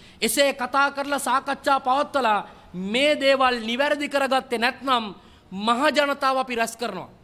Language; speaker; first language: Sinhala; non-native, local second language; Tamil